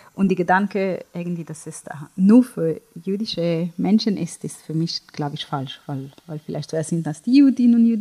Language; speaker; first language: German; non-native, fluent; Hebrew